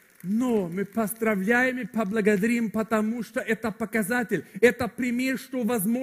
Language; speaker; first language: Russian; non-native, fluent; Swedish